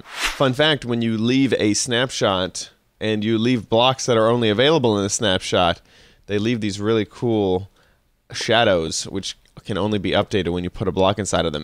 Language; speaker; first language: English; native; English